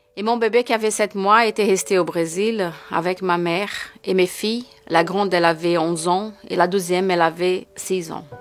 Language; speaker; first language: French; non-native, fluent; Portuguese